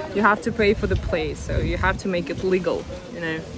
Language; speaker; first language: English; non-native, fluent; Russian